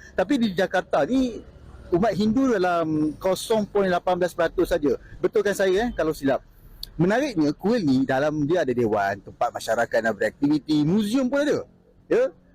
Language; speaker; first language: Malay; native; Malay